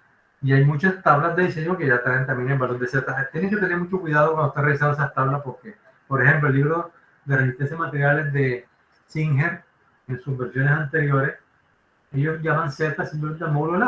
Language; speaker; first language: Spanish; native; Spanish